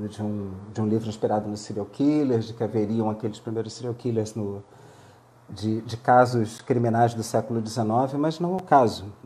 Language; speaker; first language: Portuguese; native; Portuguese